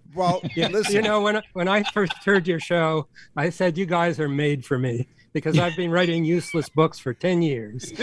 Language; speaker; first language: English; native; English